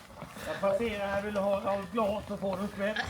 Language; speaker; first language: Swedish; native; Swedish